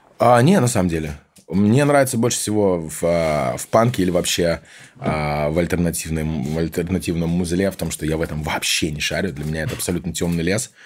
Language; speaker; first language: Russian; early bilingual, heritage; Russian